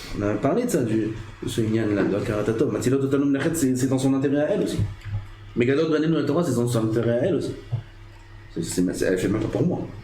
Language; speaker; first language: French; native; French